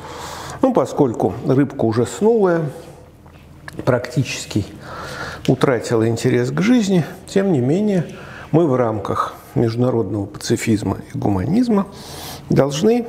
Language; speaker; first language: Russian; native; Russian